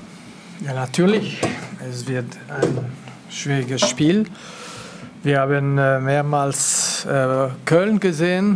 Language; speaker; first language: German; non-native, local second language; French